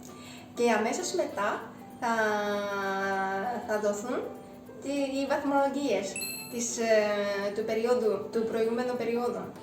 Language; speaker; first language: Greek; non-native, fluent; Japanese